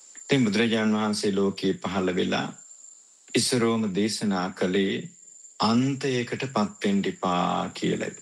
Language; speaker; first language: Sinhala; native; Sinhala